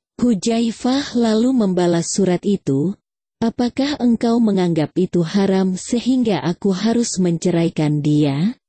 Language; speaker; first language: Indonesian; native; Indonesian